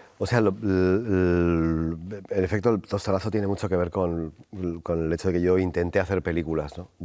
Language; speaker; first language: Spanish; native; Spanish